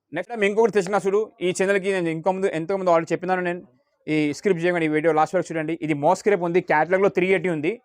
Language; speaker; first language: Telugu; non-native, local second language; Urdu